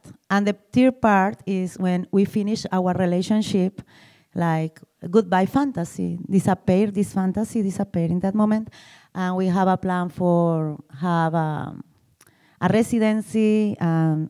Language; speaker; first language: English; non-native, learner; Spanish